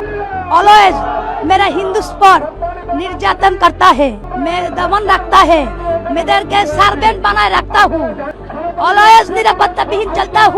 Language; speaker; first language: Hindi; non-native, learner; Bangla